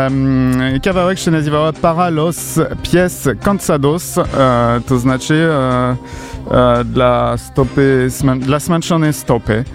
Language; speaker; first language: Polish; non-native, learner; French